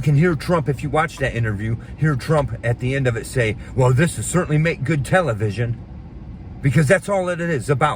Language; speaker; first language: English; native; English